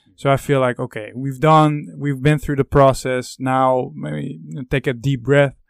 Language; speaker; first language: English; non-native, fluent; Dutch